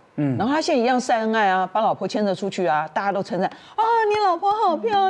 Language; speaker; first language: Chinese; native; Chinese